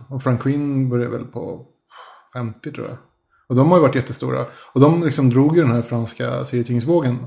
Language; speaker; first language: Swedish; early bilingual, other home language; Spanish